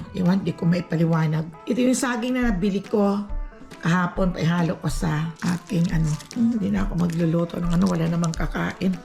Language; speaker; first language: Filipino; non-native, local second language; Cebuano